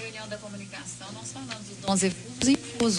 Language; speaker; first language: Portuguese; native; Portuguese